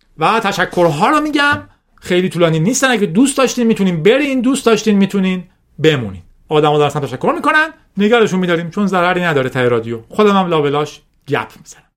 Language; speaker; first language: Persian; non-native, local second language; Azerbaijani